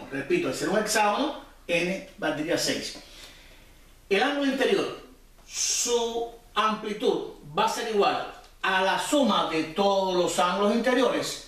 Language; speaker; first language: Spanish; native; Spanish